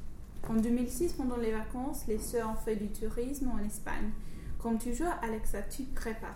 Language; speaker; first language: French; non-native, learner; English